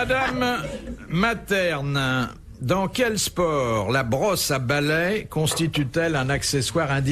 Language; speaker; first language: French; native; French